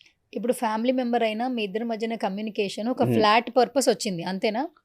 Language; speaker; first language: Telugu; native; Telugu